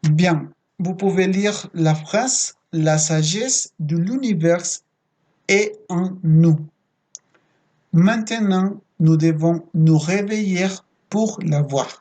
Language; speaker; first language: French; non-native, fluent; Spanish